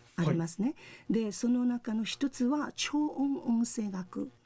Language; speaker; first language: Japanese; non-native, fluent; Cantonese